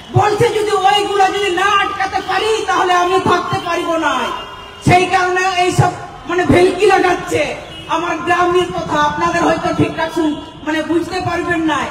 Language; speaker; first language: Bangla; non-native, local second language; Santali